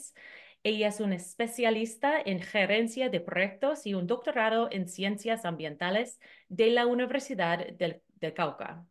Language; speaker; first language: Spanish; non-native, fluent; English